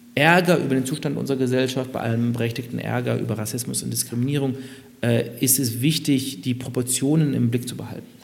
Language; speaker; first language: German; native; German